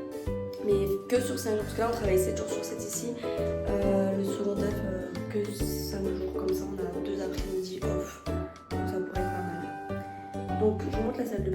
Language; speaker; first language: French; native; French